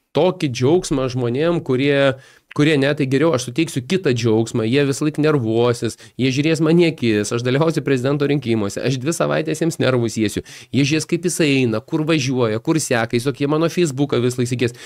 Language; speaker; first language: Lithuanian; native; Lithuanian